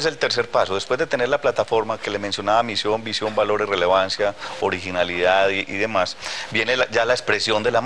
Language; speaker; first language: Spanish; native; Spanish